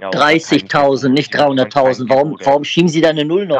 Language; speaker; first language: German; native; German